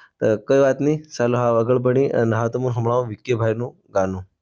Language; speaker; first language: Gujarati; non-native, local second language; Bhili